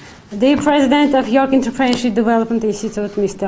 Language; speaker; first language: English; non-native, fluent; Armenian